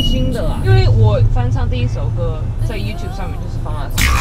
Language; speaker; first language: Chinese; early bilingual, heritage; English